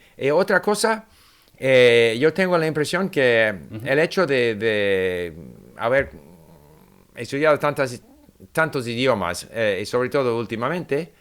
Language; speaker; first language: Spanish; non-native, fluent; English